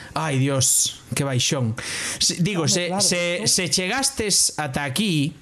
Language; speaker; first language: Galician; non-native, local second language; Spanish